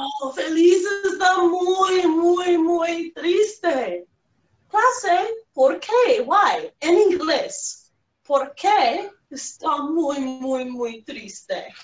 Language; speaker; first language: Spanish; non-native, fluent; English